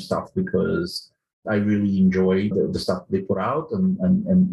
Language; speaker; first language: English; non-native, fluent; Ukrainian